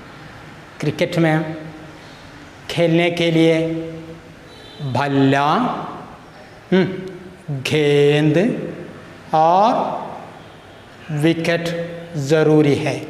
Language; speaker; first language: Hindi; non-native, local second language; Malayalam